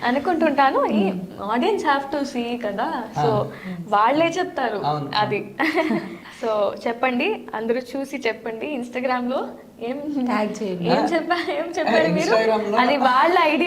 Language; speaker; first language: Telugu; non-native, learner; Tamil